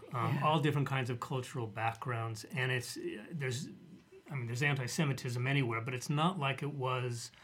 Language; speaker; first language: English; native; English